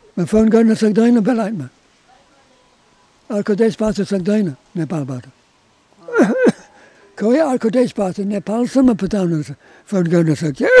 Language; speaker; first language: Nepali; non-native, learner; English